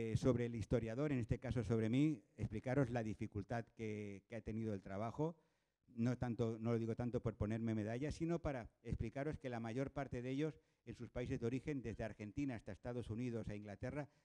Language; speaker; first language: Spanish; non-native, local second language; Catalan